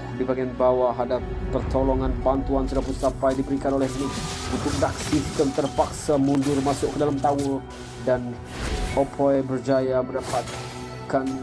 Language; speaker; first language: Malay; non-native, local second language; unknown